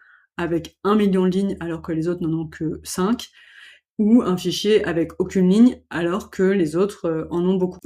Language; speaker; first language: French; native; French